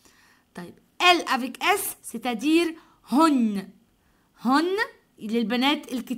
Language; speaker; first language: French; non-native, fluent; Arabic